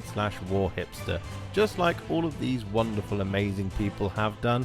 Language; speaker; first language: English; native; English